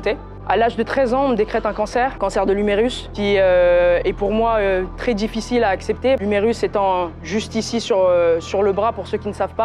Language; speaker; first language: French; native; French